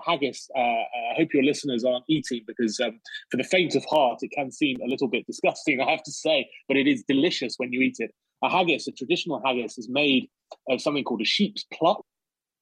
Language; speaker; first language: English; native; English